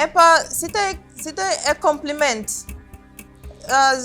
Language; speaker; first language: Macedonian; non-native, learner; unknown